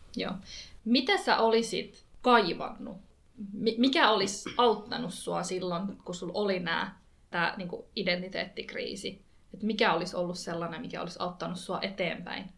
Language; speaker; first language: Finnish; early bilingual, other home language; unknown